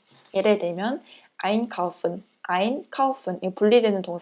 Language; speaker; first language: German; non-native, learner; Korean